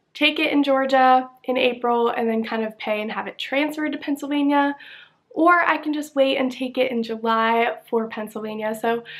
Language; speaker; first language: English; native; English